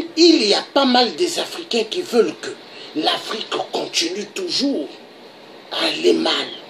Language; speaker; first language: French; non-native, local second language; Lingala